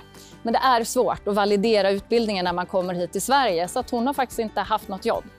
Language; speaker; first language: Swedish; native; Swedish